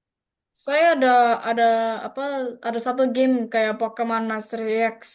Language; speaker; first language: Indonesian; non-native, learner; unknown